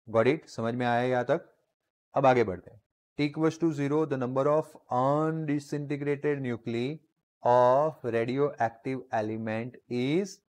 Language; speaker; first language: Hindi; non-native, local second language; Gujarati